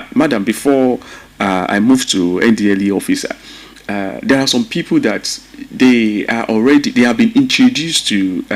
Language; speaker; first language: English; non-native, local second language; Yoruba